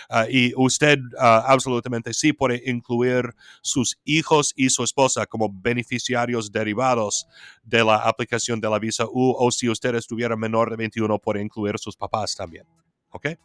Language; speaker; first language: Spanish; non-native, fluent; English